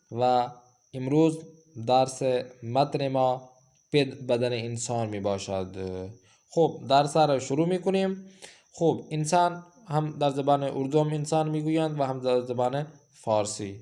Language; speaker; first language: Persian; non-native, fluent; Urdu